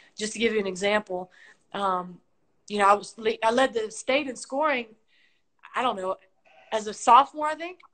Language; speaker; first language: English; native; English